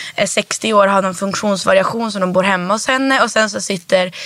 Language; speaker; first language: Swedish; native; Swedish